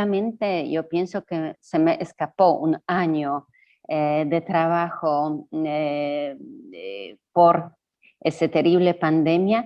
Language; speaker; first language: Spanish; non-native, fluent; Polish